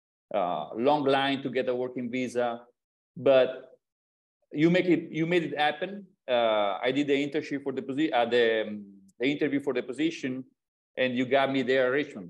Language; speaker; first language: English; non-native, fluent; Italian